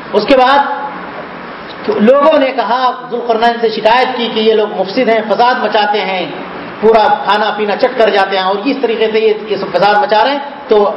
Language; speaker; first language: Urdu; native; Urdu